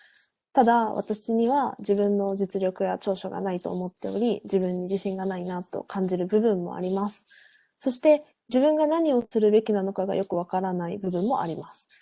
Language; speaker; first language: Japanese; native; Japanese